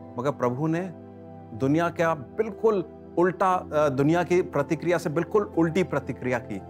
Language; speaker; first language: Hindi; native; Hindi